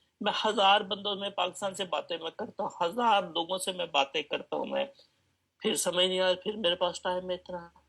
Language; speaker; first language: Urdu; native; Urdu